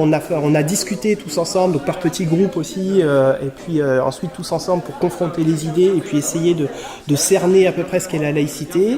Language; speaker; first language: French; native; French